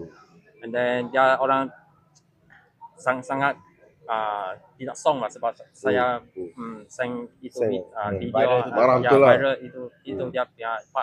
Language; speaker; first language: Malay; non-native, local second language; Chinese